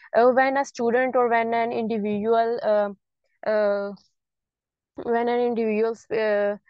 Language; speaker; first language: English; non-native, local second language; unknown